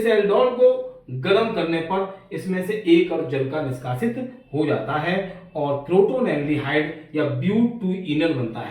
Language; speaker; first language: Hindi; native; Hindi